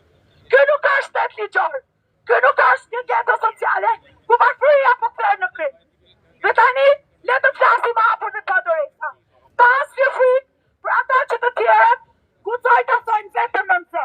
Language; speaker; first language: Albanian; native; Albanian